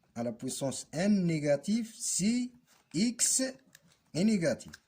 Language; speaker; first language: French; non-native, local second language; Arabic